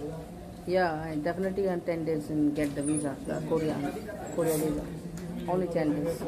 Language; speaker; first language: English; non-native, learner; Hindi